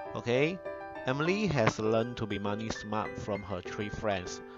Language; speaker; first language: English; non-native, local second language; Chinese